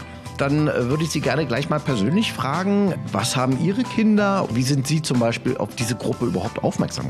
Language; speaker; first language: German; native; German